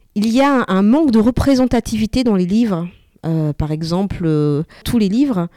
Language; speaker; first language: French; early bilingual, other home language; Malagasy